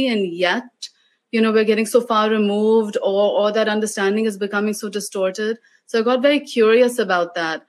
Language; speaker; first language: English; non-native, local second language; Urdu